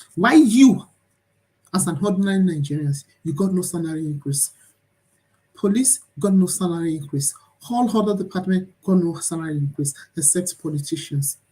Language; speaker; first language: English; non-native, local second language; Yoruba